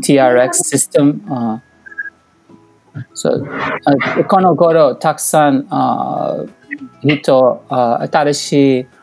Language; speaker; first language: Japanese; non-native, learner; English